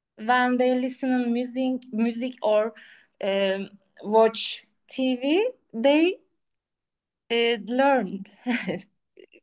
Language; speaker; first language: English; non-native, learner; Turkish